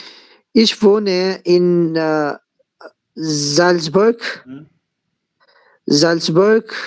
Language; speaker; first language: German; non-native, learner; Urdu